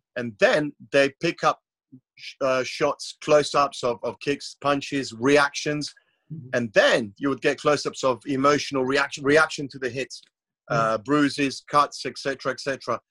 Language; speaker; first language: English; non-native, fluent; Croatian